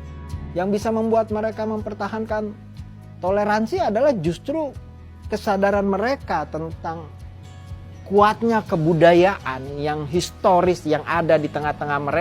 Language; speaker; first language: Indonesian; native; Indonesian